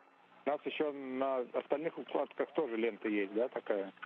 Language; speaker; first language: Russian; native; Russian